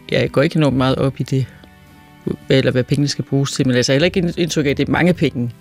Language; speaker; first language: Danish; native; Danish